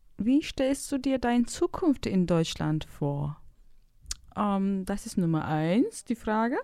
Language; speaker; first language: German; non-native, fluent; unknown